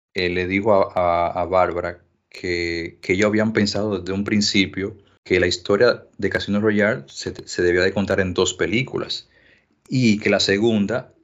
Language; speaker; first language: Spanish; native; Spanish